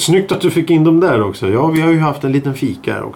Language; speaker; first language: Swedish; native; Swedish